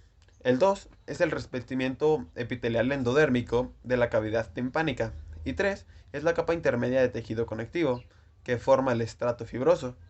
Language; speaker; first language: Spanish; native; Spanish